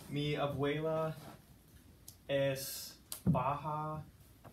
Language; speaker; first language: Spanish; non-native, learner; English